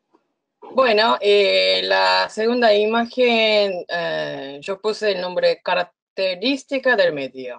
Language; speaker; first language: Spanish; non-native, fluent; Korean